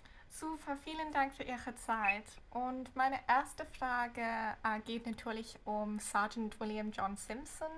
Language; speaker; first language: German; non-native, fluent; English